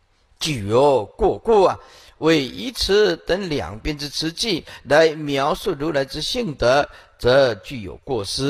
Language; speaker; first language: Chinese; native; Chinese